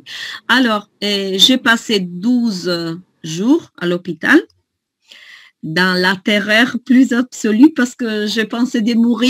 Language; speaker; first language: French; non-native, fluent; Italian